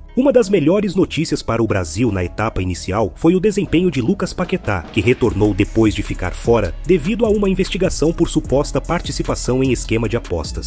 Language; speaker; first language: Portuguese; native; Portuguese